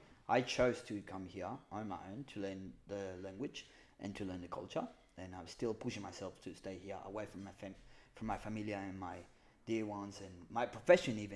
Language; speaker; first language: English; non-native, fluent; Spanish